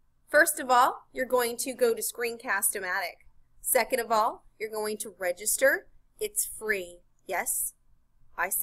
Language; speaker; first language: English; native; English